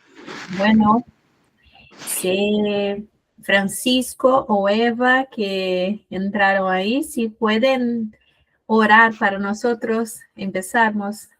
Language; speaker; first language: Spanish; non-native, fluent; Portuguese